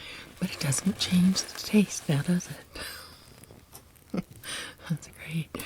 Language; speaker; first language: English; native; English